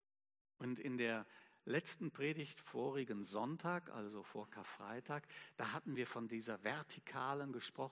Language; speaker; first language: German; native; German